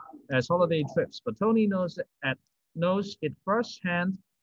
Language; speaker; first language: English; non-native, local second language; Cantonese